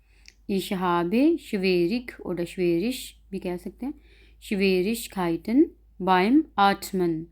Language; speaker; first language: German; non-native, fluent; Urdu